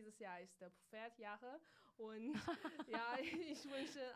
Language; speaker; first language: German; non-native, learner; Chinese